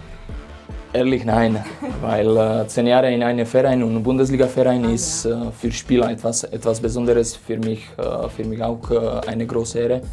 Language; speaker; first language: German; non-native, fluent; Slovak